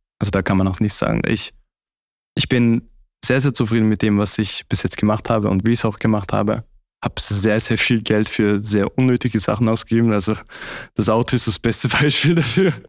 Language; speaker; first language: German; early bilingual, other home language; Turkish